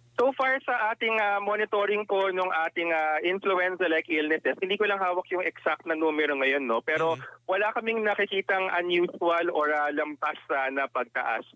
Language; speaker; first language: Filipino; non-native, local second language; Iloko